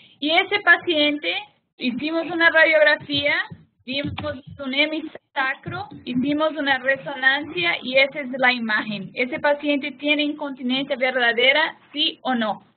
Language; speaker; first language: Spanish; non-native, fluent; Portuguese